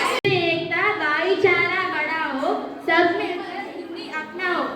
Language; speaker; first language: Hindi; non-native, local second language; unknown